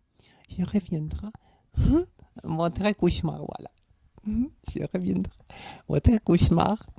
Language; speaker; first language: French; non-native, learner; German